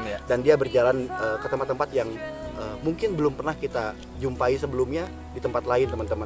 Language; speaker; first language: Indonesian; native; Indonesian